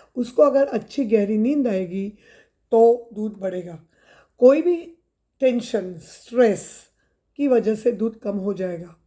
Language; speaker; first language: Hindi; non-native, local second language; Marathi